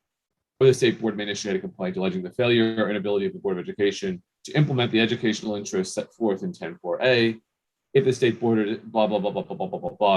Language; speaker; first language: English; native; English